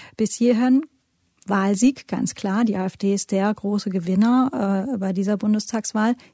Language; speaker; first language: German; native; German